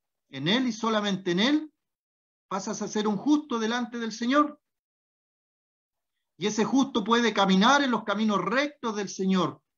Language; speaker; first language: Spanish; native; Spanish